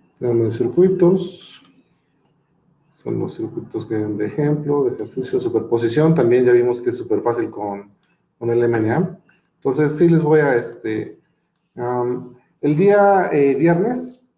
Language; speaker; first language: Spanish; native; Spanish